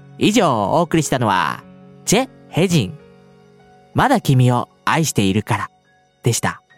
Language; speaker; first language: Japanese; native; Japanese